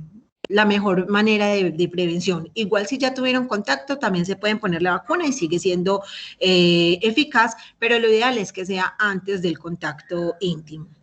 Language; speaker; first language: Spanish; native; Spanish